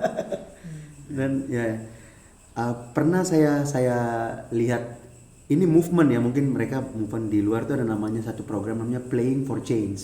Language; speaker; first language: Indonesian; native; Indonesian